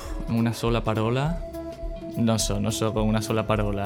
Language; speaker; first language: Italian; non-native, learner; Spanish